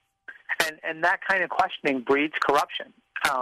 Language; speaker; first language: English; native; English